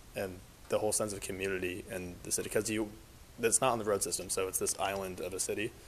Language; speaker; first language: English; native; English